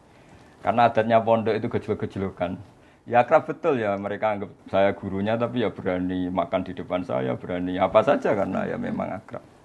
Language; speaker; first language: Indonesian; native; Indonesian